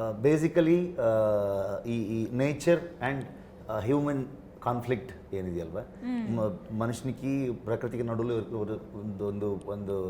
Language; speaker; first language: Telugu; non-native, learner; Kannada